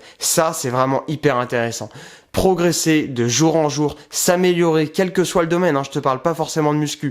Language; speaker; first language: French; native; French